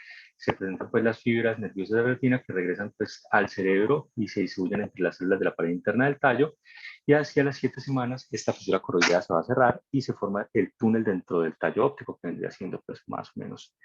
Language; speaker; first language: Spanish; native; Spanish